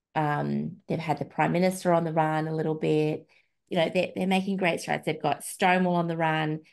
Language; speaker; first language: English; native; English